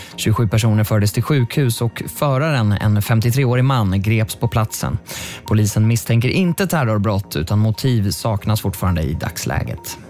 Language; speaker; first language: Swedish; native; Swedish